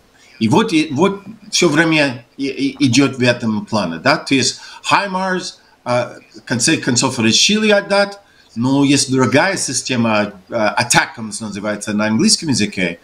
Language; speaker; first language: Russian; non-native, fluent; English